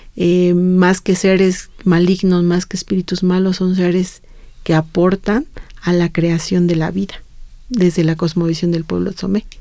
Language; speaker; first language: Spanish; non-native, local second language; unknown